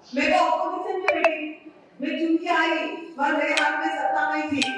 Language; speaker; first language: Hindi; non-native, local second language; Marathi